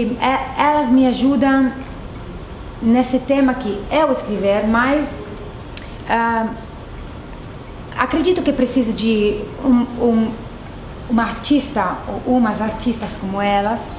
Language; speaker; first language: Portuguese; non-native, fluent; Italian